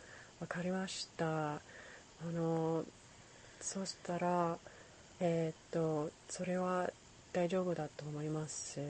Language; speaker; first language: Japanese; non-native, learner; English